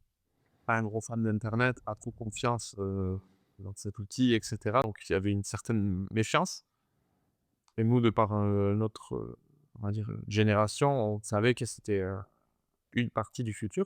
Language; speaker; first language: French; native; French